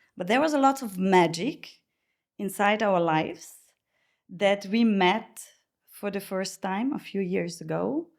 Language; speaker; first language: English; non-native, fluent; Slovenian